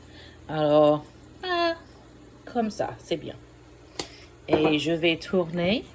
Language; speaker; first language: French; non-native, fluent; English